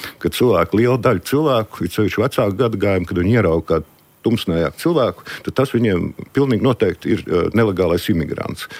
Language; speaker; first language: Latvian; non-native, local second language; Russian